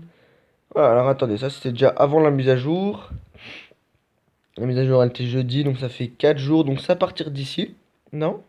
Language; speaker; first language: French; native; French